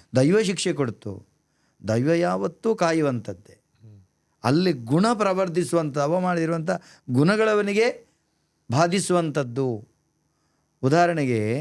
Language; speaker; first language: Kannada; non-native, local second language; Tulu